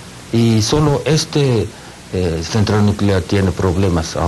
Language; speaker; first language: Spanish; non-native, learner; Japanese